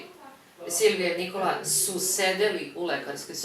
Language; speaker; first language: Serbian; non-native, fluent; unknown